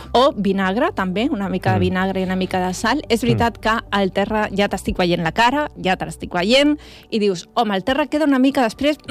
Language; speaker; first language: Catalan; non-native, local second language; Spanish